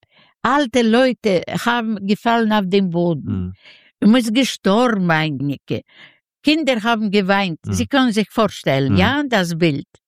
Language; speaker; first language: German; non-native, fluent; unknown